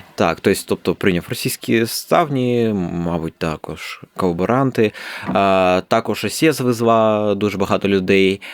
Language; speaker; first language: Ukrainian; non-native, local second language; Russian